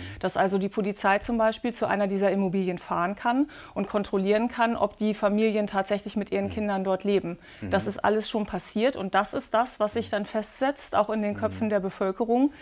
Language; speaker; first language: German; native; German